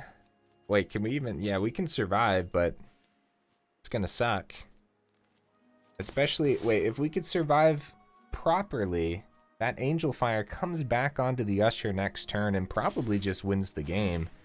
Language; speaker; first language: English; native; English